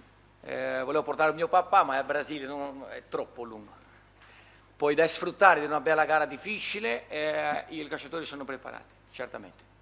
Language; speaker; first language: Italian; non-native, fluent; Portuguese